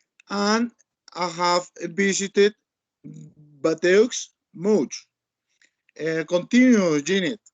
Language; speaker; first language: English; non-native, learner; Spanish